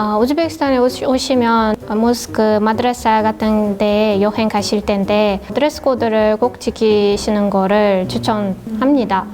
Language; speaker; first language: Korean; non-native, fluent; Uzbek